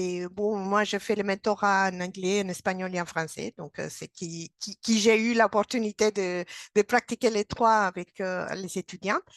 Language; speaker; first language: French; non-native, fluent; Spanish